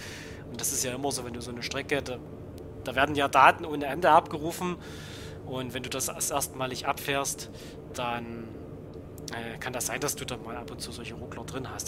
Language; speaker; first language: German; native; German